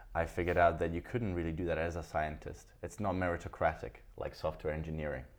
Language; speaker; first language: English; early bilingual, other home language; Italian